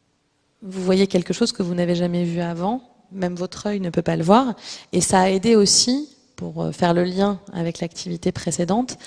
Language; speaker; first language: French; native; French